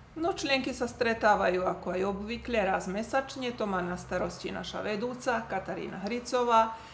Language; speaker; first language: Slovak; native; Slovak